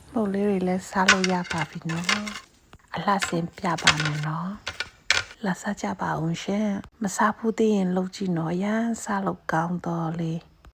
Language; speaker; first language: Burmese; non-native, local second language; Hakha Chin